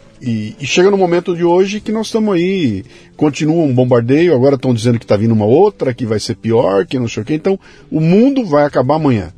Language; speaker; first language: Portuguese; native; Portuguese